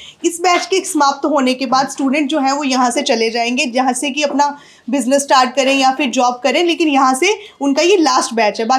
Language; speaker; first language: Hindi; native; Hindi